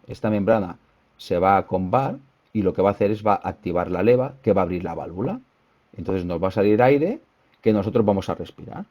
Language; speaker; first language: Spanish; native; Spanish